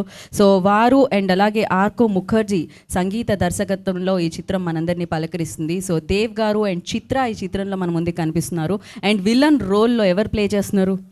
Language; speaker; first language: Telugu; native; Telugu